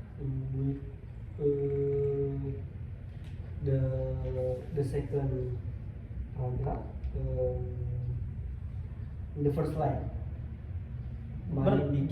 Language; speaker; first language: English; non-native, learner; Indonesian